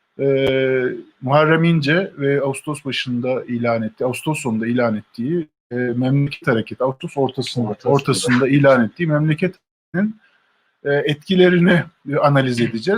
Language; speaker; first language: Turkish; native; Turkish